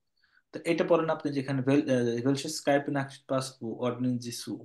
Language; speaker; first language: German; non-native, fluent; Bangla